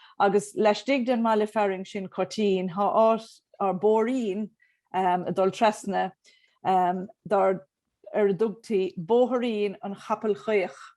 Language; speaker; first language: Irish; native; Irish